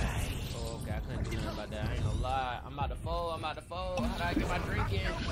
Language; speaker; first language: English; native; English